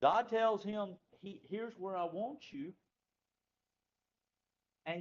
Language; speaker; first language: English; native; English